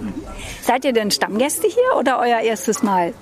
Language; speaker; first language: German; native; German